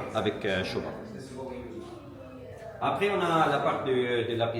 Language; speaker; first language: French; non-native, learner; Italian